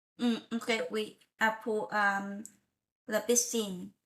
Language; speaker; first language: French; non-native, learner; Vietnamese